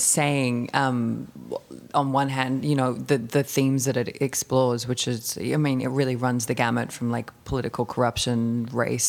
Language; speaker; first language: English; native; English